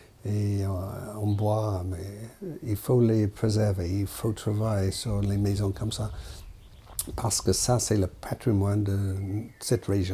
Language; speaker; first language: French; non-native, fluent; English